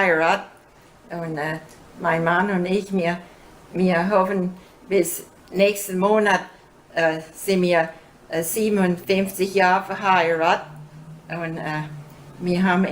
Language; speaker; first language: German; early bilingual, heritage; German